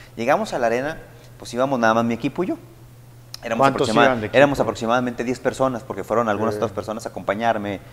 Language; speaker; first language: Spanish; native; Spanish